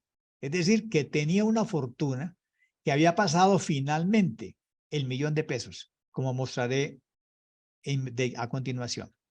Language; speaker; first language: Spanish; native; Spanish